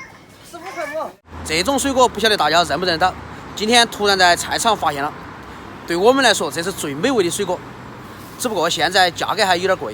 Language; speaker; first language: Chinese; native; Chinese